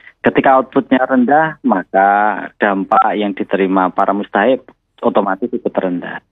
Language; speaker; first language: Malay; non-native, local second language; Javanese